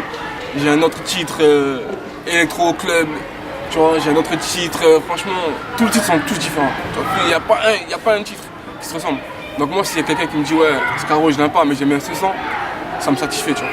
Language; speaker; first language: French; native; French